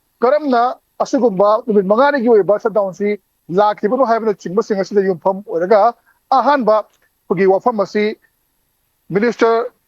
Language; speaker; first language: Manipuri; native; Manipuri